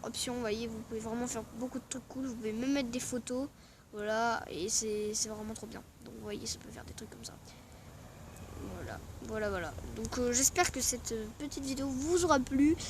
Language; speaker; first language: French; native; French